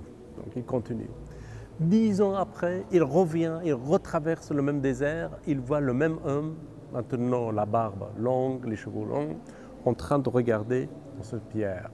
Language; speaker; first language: French; non-native, fluent; Persian